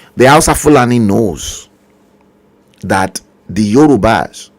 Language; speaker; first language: English; non-native, local second language; Yoruba